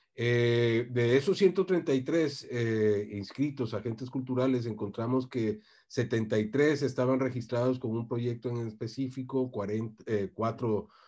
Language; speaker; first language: Spanish; native; Spanish